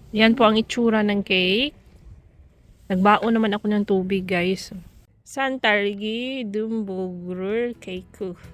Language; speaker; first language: Filipino; non-native, local second language; Cebuano